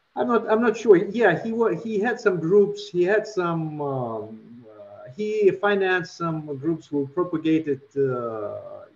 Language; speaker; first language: English; non-native, fluent; Russian